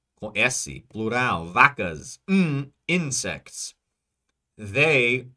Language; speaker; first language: Portuguese; non-native, fluent; English